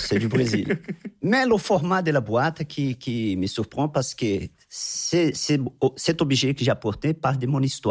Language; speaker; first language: French; non-native, fluent; Portuguese